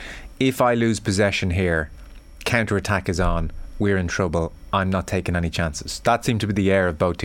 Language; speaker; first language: English; native; English